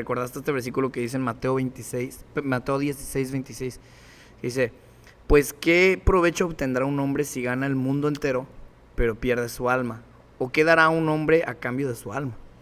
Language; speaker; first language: Spanish; native; Spanish